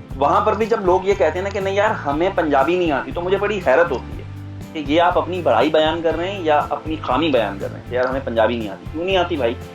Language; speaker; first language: Urdu; non-native, local second language; Punjabi